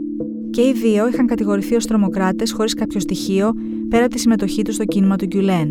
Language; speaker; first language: Greek; native; Greek